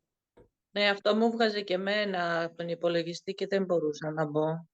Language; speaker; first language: Greek; native; Greek